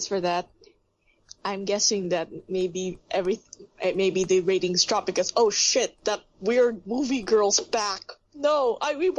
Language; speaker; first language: English; non-native, local second language; Filipino